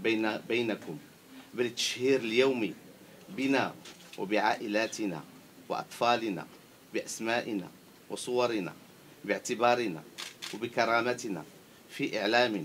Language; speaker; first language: Arabic; native; Arabic